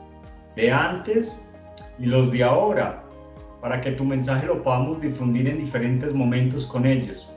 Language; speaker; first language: Spanish; native; Spanish